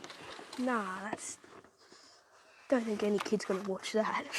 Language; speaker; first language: English; native; English